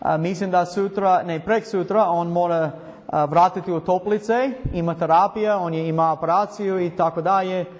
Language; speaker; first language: Croatian; non-native, learner; English